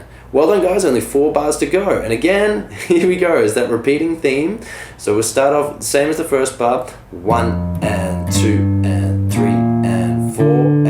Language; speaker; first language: English; native; English